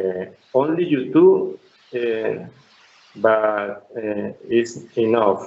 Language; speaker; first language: English; non-native, learner; Spanish